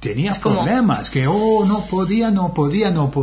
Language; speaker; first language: Spanish; non-native, fluent; English